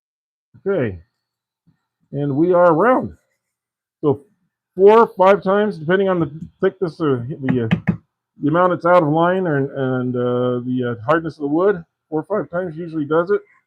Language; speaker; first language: English; native; English